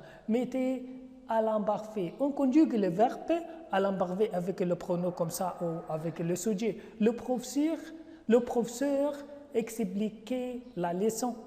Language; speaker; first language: French; non-native, fluent; Arabic